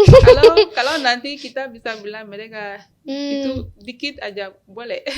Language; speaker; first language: Indonesian; non-native, learner; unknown